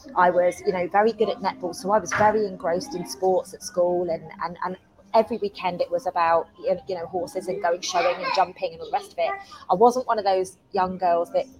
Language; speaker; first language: English; native; English